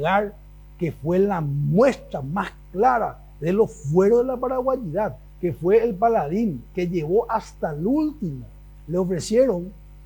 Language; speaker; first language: Spanish; native; Spanish